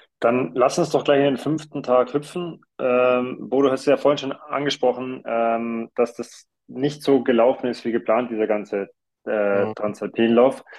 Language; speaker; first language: German; native; German